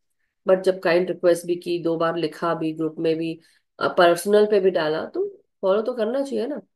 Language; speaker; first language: Hindi; native; Hindi